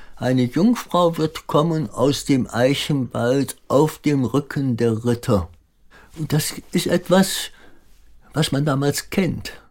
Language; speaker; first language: German; native; German